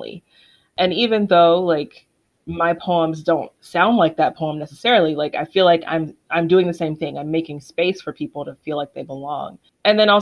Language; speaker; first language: English; native; English